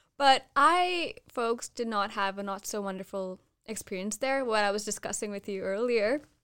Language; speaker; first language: English; non-native, fluent; Hindi